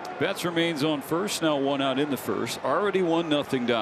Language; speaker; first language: English; native; English